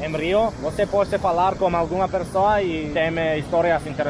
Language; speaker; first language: Portuguese; non-native, learner; Hebrew